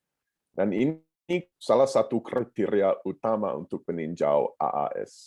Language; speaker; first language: Indonesian; non-native, fluent; English